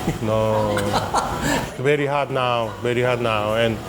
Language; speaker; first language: English; non-native, learner; Korean